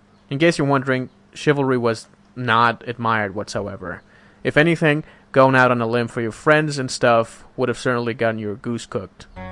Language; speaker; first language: English; non-native, fluent; Persian